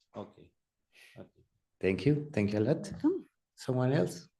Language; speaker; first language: English; non-native, learner; Spanish